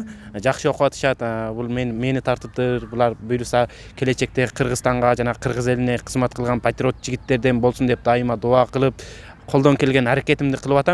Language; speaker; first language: Kyrgyz; early bilingual, heritage; Kyrgyz